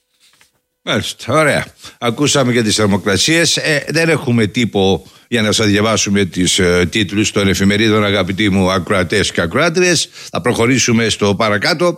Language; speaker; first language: Greek; native; Greek